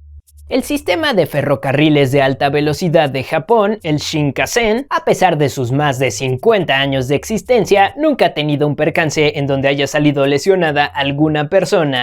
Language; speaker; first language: Spanish; native; Spanish